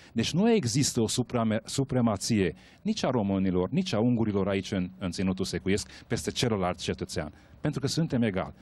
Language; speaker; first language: Romanian; non-native, local second language; Hungarian